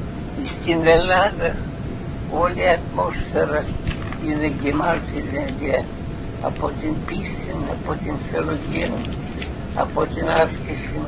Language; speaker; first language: Greek; non-native, learner; Russian